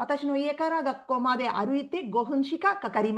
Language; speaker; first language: Japanese; non-native, fluent; Tamil